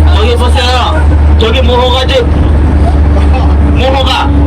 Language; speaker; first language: Korean; non-native, learner; Indonesian